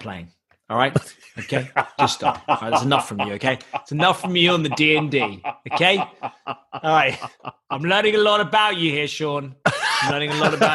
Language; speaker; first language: English; native; English